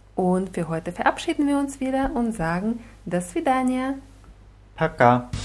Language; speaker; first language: German; non-native, fluent; Russian